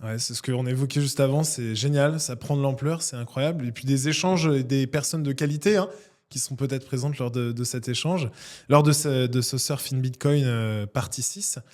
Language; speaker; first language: French; native; French